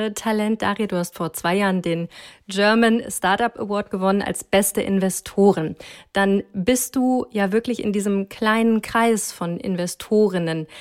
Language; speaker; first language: German; native; German